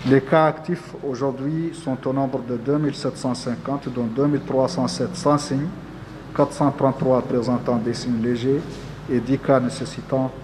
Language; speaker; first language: French; non-native, local second language; Arabic